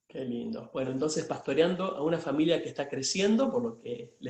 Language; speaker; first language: Spanish; native; Spanish